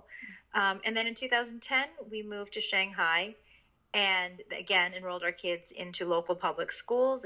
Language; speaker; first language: English; early bilingual, other home language; Japanese